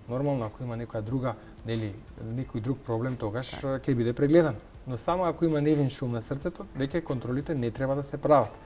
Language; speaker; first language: Macedonian; native; Macedonian